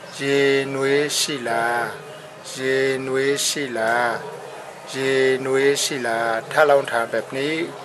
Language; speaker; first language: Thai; non-native, fluent; Burmese